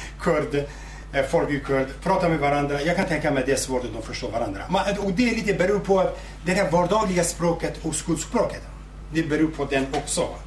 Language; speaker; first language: Swedish; non-native, fluent; Zaza